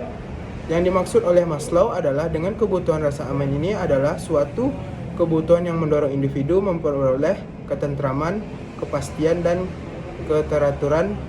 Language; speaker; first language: Indonesian; native; Indonesian